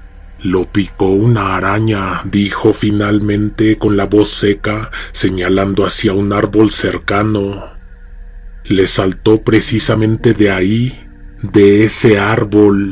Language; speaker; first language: Spanish; native; Spanish